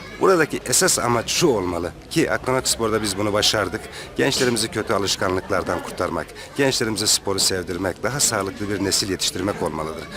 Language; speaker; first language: Turkish; native; Turkish